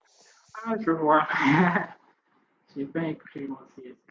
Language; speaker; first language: French; native; French